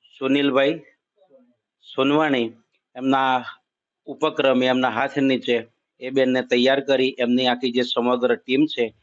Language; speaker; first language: Gujarati; native; Gujarati